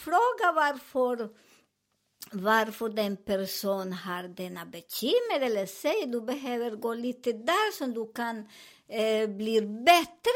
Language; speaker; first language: Swedish; non-native, learner; Spanish